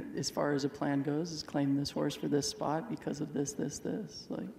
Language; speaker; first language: English; native; English